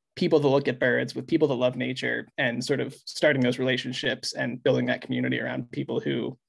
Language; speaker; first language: English; native; English